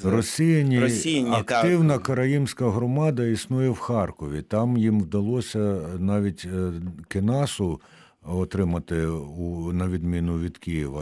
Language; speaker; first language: Ukrainian; native; Ukrainian